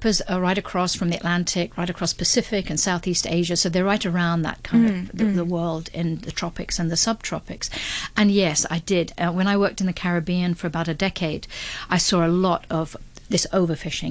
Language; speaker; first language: English; native; English